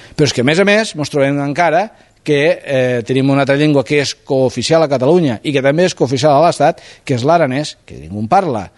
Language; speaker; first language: Catalan; native; Catalan